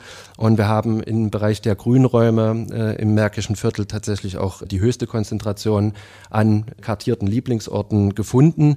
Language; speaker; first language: German; native; German